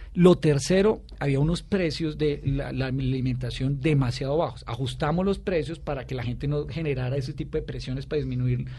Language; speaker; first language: Spanish; native; Spanish